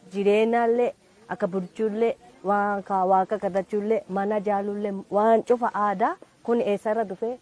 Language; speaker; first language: Oromo; non-native, fluent; Japanese